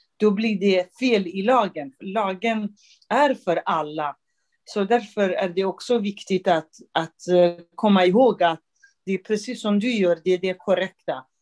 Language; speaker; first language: Swedish; non-native, fluent; Kurdish